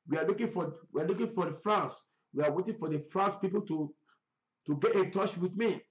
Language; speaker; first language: English; non-native, local second language; Yoruba